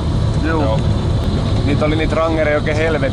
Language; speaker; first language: Finnish; native; Finnish